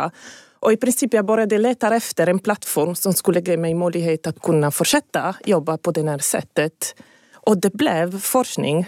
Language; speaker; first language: Swedish; non-native, fluent; Italian